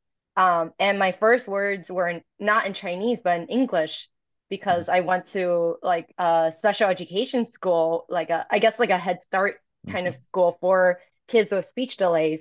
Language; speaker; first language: English; early bilingual, other home language; Cantonese